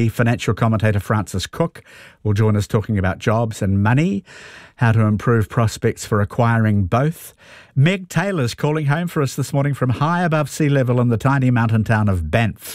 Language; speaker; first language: English; native; English